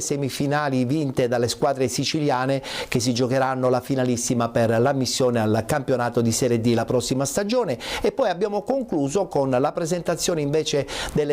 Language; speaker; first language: Italian; native; Italian